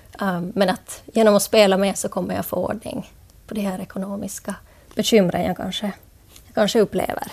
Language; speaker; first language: Swedish; native; Swedish